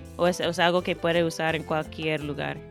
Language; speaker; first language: Spanish; non-native, fluent; English